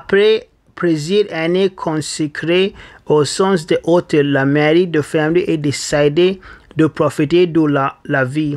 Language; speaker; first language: French; non-native, learner; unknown